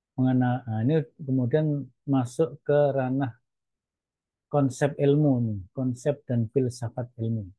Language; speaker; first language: Indonesian; native; Indonesian